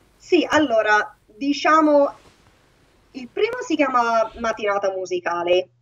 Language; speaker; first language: Italian; native; Italian